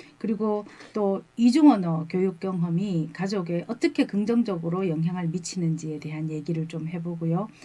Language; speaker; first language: Korean; native; Korean